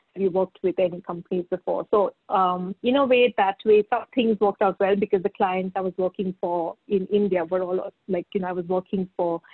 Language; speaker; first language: English; non-native, local second language; Marathi